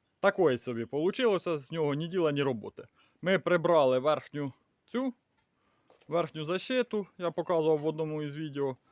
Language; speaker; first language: Ukrainian; native; Ukrainian